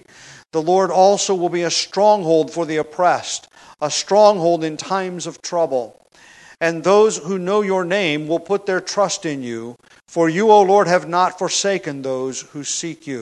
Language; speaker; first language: English; native; English